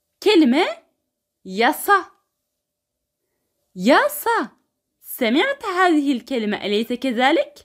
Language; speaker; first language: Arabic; non-native, fluent; Turkish